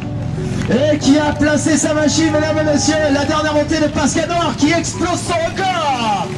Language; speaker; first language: French; native; French